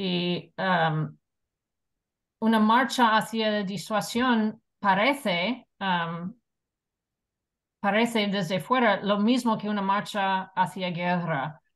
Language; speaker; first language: Spanish; non-native, fluent; English